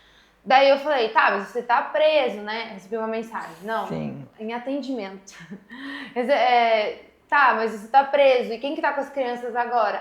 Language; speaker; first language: Portuguese; native; Portuguese